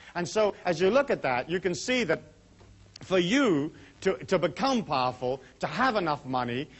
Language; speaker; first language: English; native; English